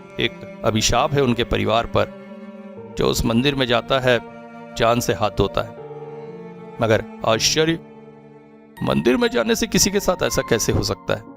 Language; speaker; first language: Hindi; native; Hindi